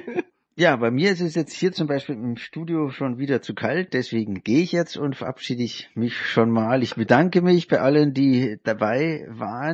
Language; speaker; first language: German; native; German